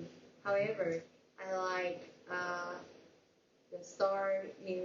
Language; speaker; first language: English; non-native, learner; Vietnamese